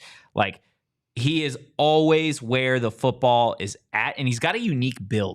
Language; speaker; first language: English; native; English